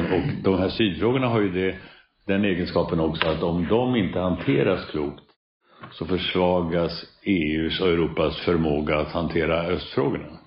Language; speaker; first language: Swedish; native; Swedish